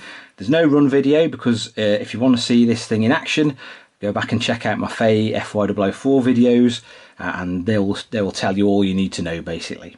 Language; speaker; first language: English; native; English